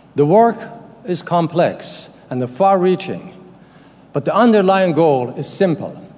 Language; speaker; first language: English; non-native, fluent; Persian